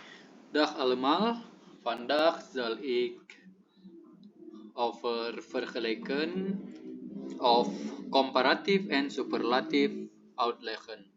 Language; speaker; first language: Dutch; non-native, learner; Indonesian